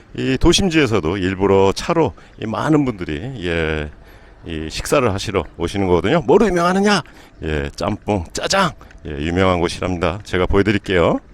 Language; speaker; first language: Korean; native; Korean